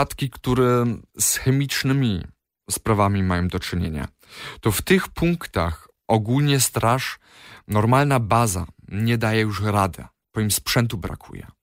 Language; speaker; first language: Polish; early bilingual, heritage; Polish